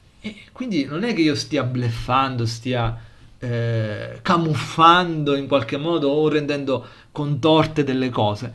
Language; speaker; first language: Italian; native; Italian